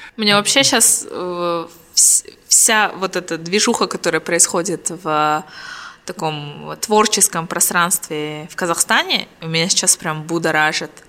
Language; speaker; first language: Russian; native; Russian